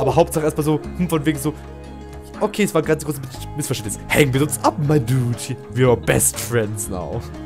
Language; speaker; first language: German; native; German